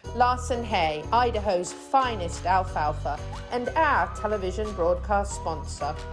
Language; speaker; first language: English; native; English